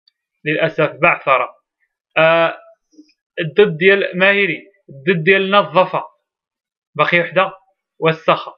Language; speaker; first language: Arabic; native; Arabic